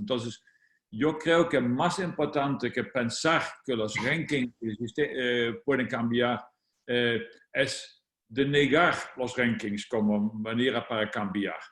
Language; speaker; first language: Spanish; non-native, fluent; Dutch